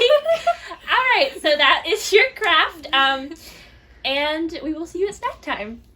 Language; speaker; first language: English; native; English